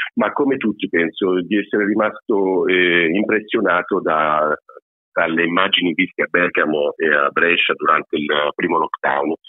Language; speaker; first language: Italian; native; Italian